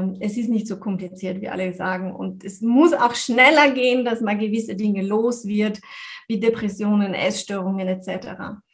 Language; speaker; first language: German; non-native, fluent; French